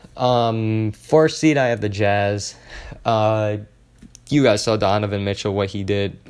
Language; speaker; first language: English; native; English